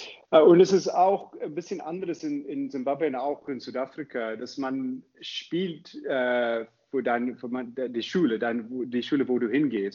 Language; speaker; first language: German; non-native, fluent; English